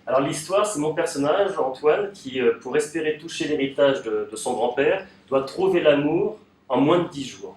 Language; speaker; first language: French; native; French